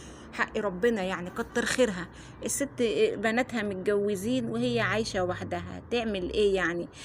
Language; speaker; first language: Arabic; native; Arabic